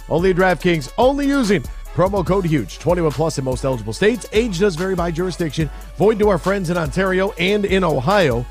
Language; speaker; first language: English; native; English